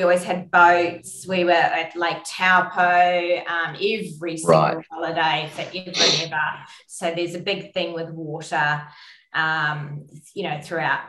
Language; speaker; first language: English; native; English